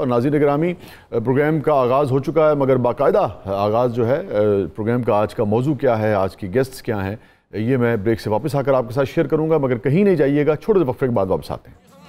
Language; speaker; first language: Urdu; native; Urdu